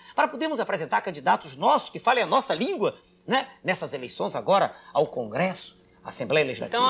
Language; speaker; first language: Portuguese; native; Portuguese